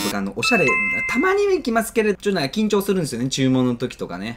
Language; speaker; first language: Japanese; native; Japanese